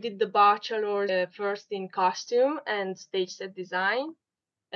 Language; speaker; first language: English; non-native, fluent; Hungarian